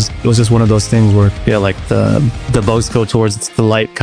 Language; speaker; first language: English; native; English